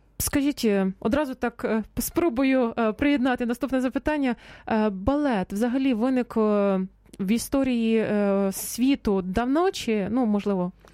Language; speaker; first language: Ukrainian; native; Ukrainian